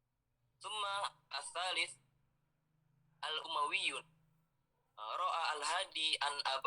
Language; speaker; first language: Arabic; non-native, learner; Indonesian